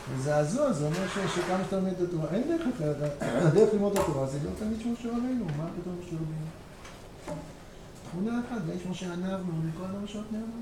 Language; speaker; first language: Hebrew; native; Hebrew